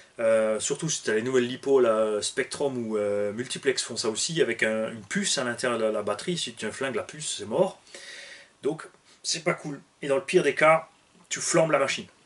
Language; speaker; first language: French; native; French